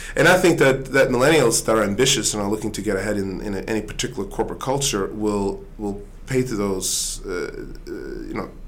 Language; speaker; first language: English; early bilingual, other home language; Swedish